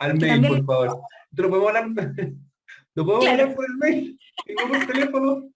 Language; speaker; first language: Spanish; native; Spanish